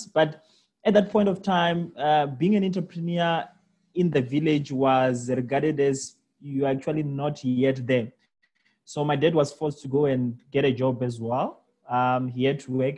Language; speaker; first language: English; non-native, local second language; Venda